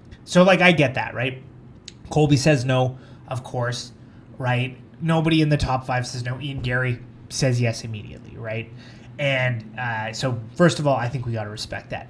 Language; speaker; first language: English; native; English